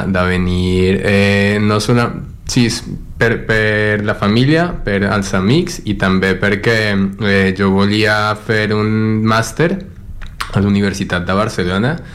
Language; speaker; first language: Catalan; non-native, learner; Spanish